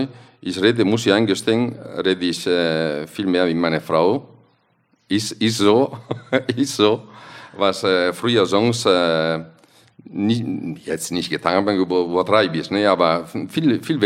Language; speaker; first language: German; non-native, fluent; Italian